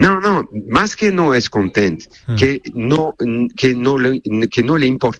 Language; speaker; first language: Spanish; non-native, learner; French